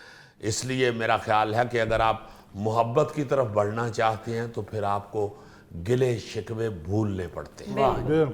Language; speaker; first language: Urdu; native; Urdu